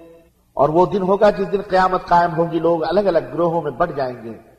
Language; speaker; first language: Urdu; native; Urdu